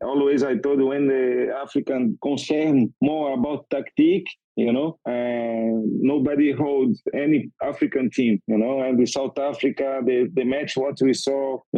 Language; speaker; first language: English; non-native, learner; Portuguese